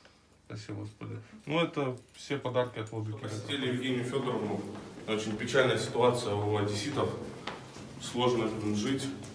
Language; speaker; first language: Russian; native; Russian